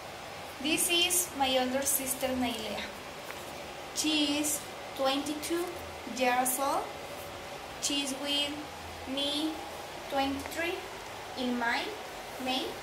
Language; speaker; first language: English; non-native, learner; Spanish